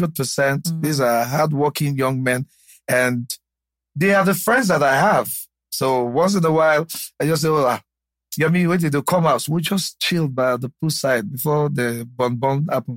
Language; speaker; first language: English; non-native, local second language; Yoruba